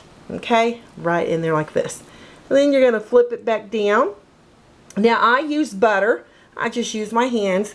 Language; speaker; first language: English; native; English